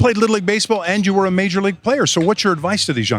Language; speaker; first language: English; native; English